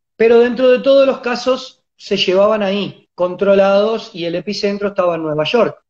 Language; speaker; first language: Spanish; native; Spanish